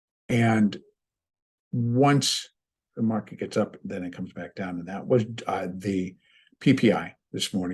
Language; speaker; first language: English; native; English